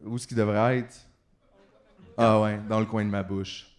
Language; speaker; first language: French; native; French